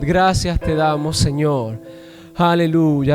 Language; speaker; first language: Spanish; native; Spanish